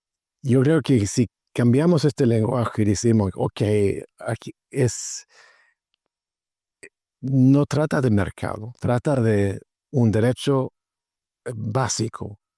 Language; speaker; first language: Spanish; non-native, fluent; Swedish